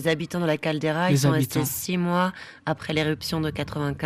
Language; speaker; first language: French; native; French